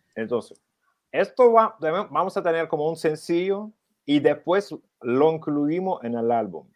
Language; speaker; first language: Spanish; non-native, learner; Ukrainian